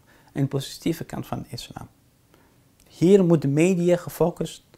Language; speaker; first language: Dutch; non-native, fluent; Arabic